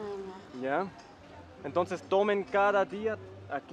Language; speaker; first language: Spanish; non-native, learner; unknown